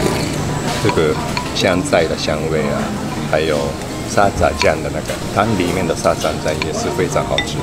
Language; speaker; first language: Chinese; non-native, fluent; Japanese